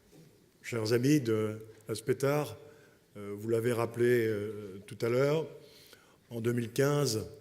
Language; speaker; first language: French; native; French